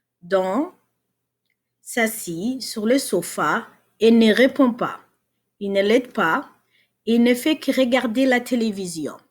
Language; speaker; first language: French; non-native, fluent; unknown